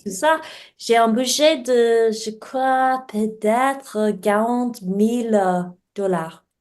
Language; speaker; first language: French; non-native, learner; English